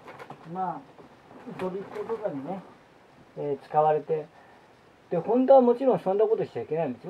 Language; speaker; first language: Japanese; native; Japanese